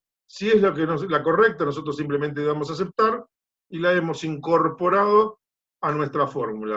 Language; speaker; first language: Spanish; native; Spanish